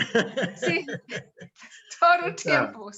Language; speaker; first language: Portuguese; non-native, learner; English